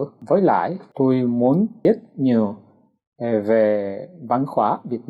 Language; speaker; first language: Vietnamese; non-native, learner; Spanish